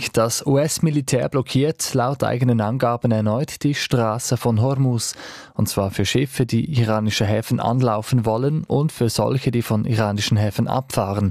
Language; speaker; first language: German; native; German